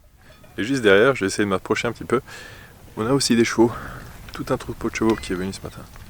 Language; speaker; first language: French; native; French